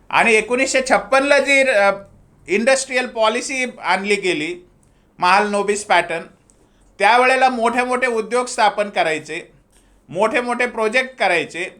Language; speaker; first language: Marathi; native; Marathi